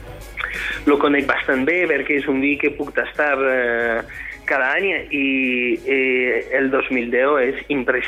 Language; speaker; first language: Catalan; non-native, fluent; French